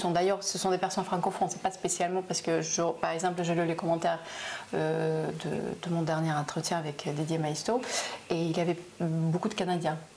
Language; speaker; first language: French; non-native, fluent; Russian